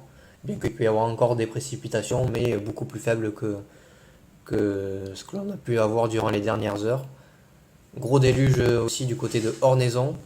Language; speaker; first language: French; native; French